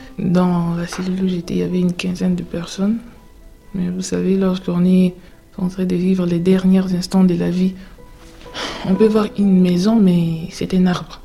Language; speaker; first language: French; non-native, local second language; Lingala